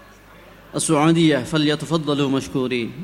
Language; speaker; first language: Arabic; non-native, fluent; Indonesian